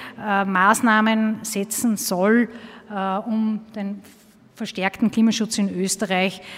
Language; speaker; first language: German; native; German